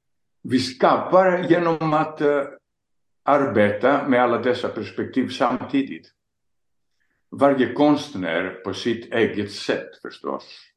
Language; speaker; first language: Swedish; non-native, fluent; Greek